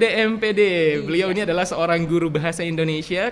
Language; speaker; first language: Indonesian; native; Indonesian